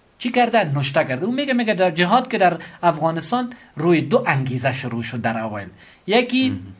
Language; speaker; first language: Persian; native; Persian